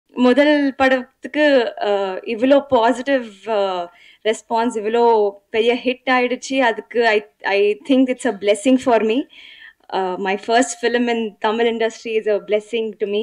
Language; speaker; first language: Tamil; non-native, learner; Telugu